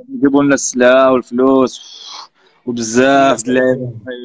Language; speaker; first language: Arabic; native; Arabic